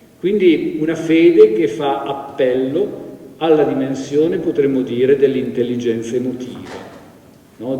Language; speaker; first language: Italian; native; Italian